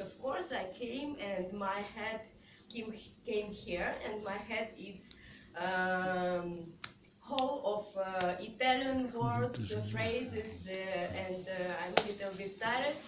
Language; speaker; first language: English; non-native, fluent; Russian